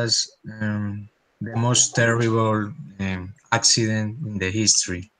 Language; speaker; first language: English; non-native, learner; Spanish